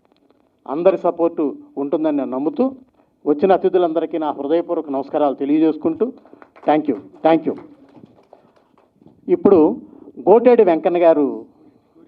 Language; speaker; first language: Telugu; native; Telugu